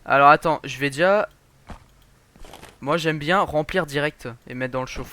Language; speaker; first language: French; native; French